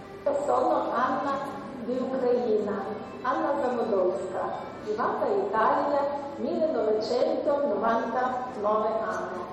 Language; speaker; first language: Italian; non-native, learner; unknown